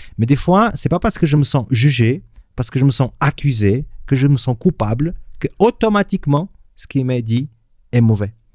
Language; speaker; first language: French; non-native, fluent; Portuguese